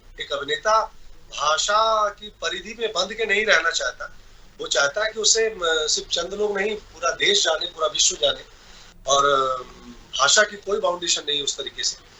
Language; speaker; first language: Hindi; non-native, local second language; Bhojpuri